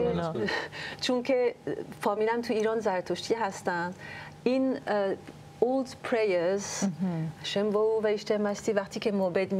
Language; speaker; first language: Persian; early bilingual, heritage; French